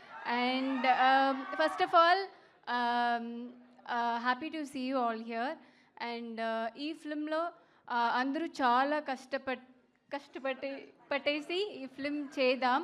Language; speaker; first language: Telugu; non-native, learner; Tamil